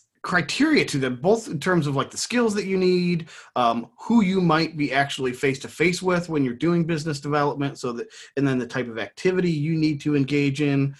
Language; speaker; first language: English; native; English